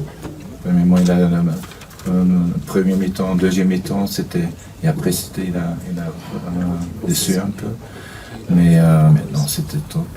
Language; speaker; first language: French; non-native, fluent; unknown